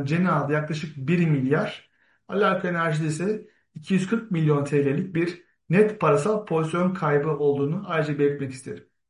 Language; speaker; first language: Turkish; native; Turkish